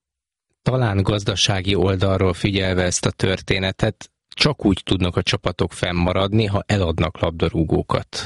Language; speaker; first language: Hungarian; native; Hungarian